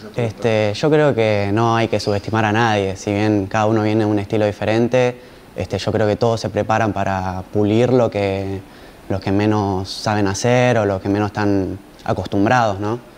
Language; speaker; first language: Spanish; native; Spanish